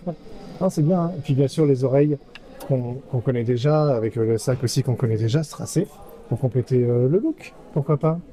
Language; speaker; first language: French; native; French